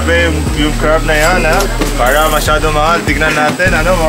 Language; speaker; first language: Filipino; non-native, learner; Arabic